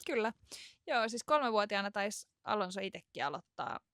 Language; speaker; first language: Finnish; native; Finnish